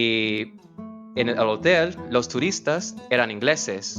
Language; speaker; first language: Spanish; non-native, learner; English